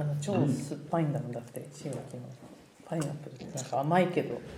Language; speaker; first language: Japanese; native; Japanese